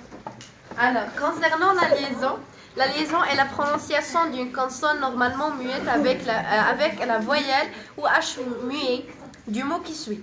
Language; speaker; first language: French; non-native, learner; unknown